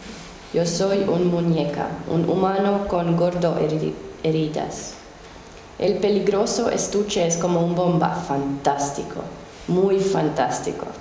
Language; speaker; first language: Spanish; non-native, learner; Finnish